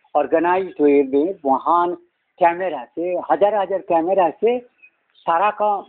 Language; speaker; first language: Hindi; non-native, local second language; Bangla